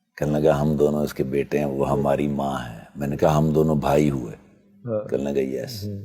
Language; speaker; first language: Urdu; non-native, local second language; Punjabi